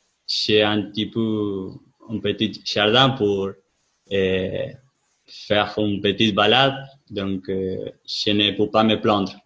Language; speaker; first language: French; non-native, fluent; Spanish